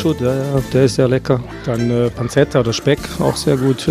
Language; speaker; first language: German; native; German